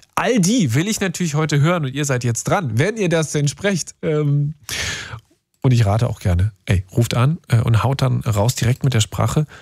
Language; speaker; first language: German; native; German